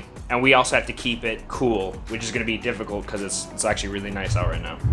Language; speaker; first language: English; native; English